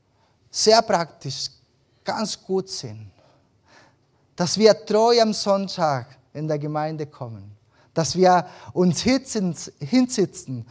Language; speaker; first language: German; early bilingual, other home language; Spanish